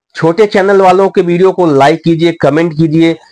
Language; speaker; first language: Hindi; native; Hindi